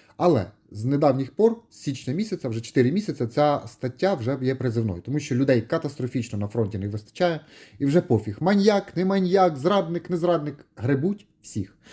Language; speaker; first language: Ukrainian; non-native, local second language; Russian